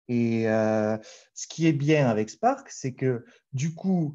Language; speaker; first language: French; native; French